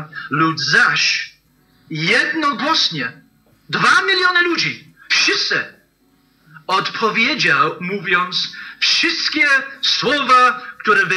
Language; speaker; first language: Polish; non-native, learner; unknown